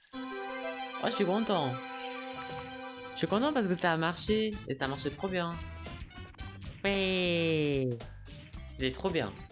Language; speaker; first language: French; native; French